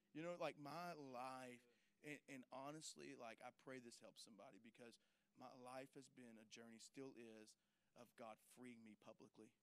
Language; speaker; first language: English; native; English